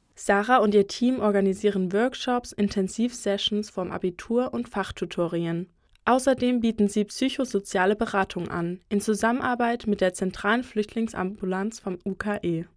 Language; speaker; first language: German; native; German